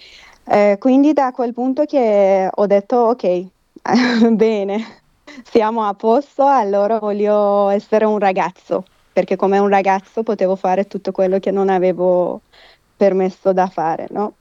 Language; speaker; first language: Italian; non-native, fluent; Persian